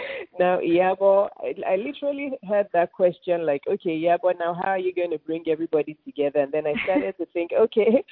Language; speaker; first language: English; non-native, local second language; Yoruba